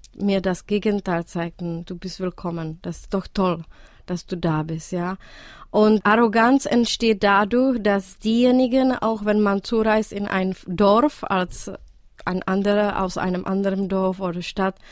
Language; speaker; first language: German; non-native, fluent; Czech